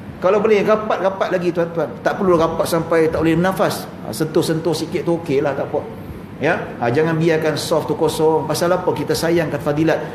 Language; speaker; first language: Malay; native; Malay